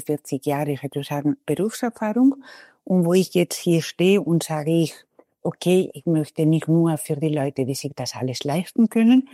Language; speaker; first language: German; non-native, fluent; Spanish